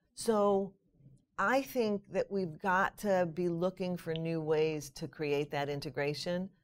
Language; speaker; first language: English; native; English